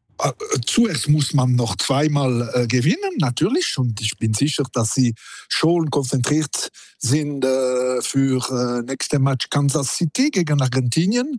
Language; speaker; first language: German; non-native, local second language; French